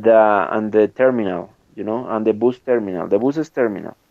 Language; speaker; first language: English; non-native, learner; Spanish